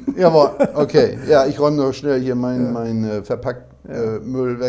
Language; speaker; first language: German; native; German